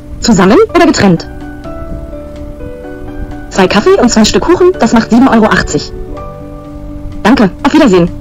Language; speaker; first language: German; non-native, fluent; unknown